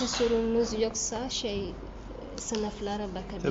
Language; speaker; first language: Turkish; non-native, learner; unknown